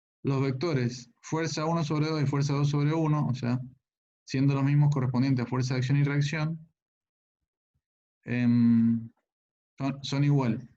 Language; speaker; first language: Spanish; native; Spanish